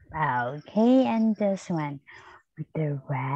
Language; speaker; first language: English; non-native, fluent; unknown